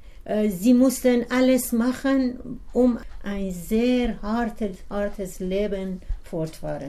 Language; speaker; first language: German; non-native, learner; Persian